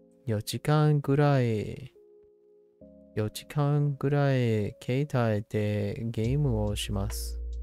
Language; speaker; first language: Japanese; non-native, learner; English